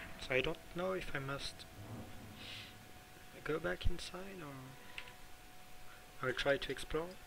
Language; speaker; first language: English; non-native, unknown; French